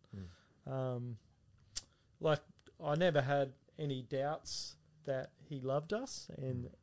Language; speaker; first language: English; native; English